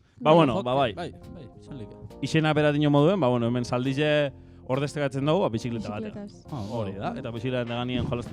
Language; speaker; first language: Basque; native; Basque